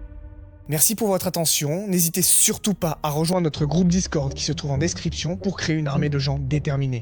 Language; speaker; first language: French; native; French